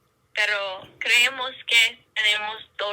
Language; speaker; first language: Spanish; non-native, learner; English